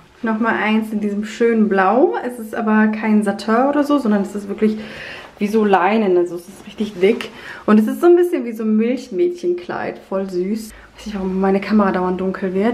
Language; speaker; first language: German; native; German